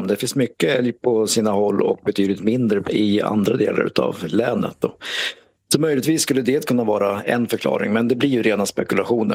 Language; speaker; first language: Swedish; native; Swedish